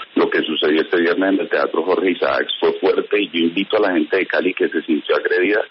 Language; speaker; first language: Spanish; native; Spanish